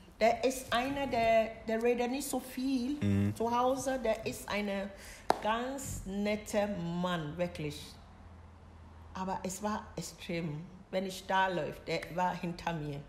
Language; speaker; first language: German; non-native, learner; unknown